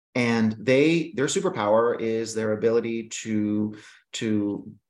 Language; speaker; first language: English; early bilingual, other home language; Greek